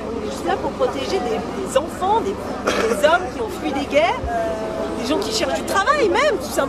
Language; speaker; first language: French; native; French